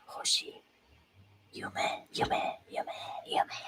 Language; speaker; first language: Japanese; non-native, learner; Spanish